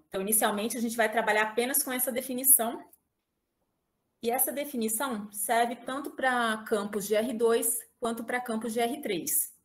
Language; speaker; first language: Portuguese; native; Portuguese